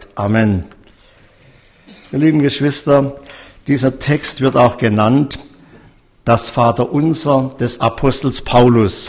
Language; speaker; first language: German; native; German